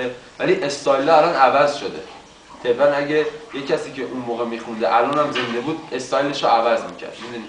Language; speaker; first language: Persian; native; Persian